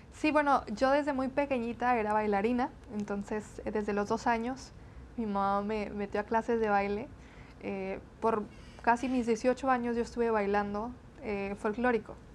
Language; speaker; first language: Spanish; native; Spanish